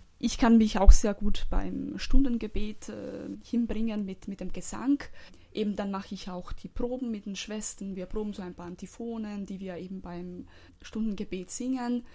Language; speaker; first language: German; non-native, fluent; Croatian